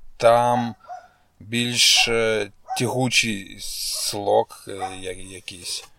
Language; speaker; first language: Ukrainian; non-native, local second language; Russian